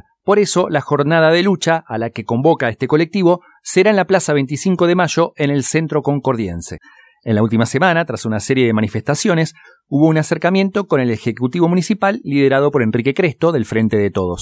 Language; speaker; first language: Spanish; native; Spanish